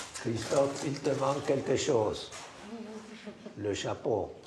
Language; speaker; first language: French; early bilingual, heritage; Spanish